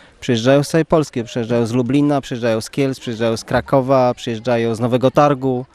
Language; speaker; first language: Polish; native; Polish